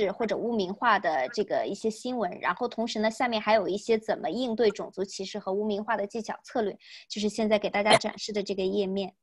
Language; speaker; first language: Chinese; native; Chinese